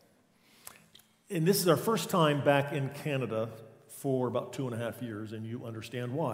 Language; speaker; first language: English; native; English